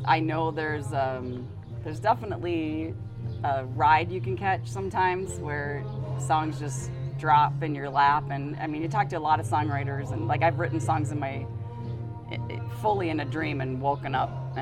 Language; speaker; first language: English; native; English